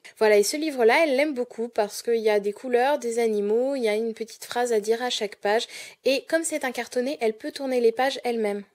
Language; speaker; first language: French; native; French